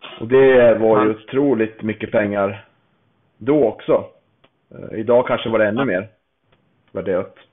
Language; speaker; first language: Swedish; native; Swedish